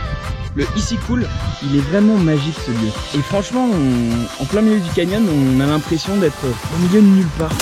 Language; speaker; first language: French; native; French